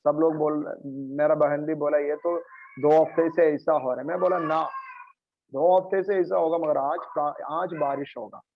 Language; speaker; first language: Hindi; non-native, local second language; Malayalam